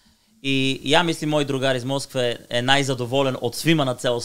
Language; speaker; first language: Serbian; non-native, learner; Bulgarian